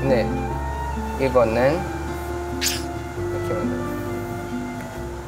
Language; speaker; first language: Korean; non-native, fluent; Thai